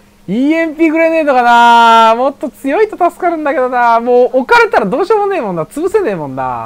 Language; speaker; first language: Japanese; native; Japanese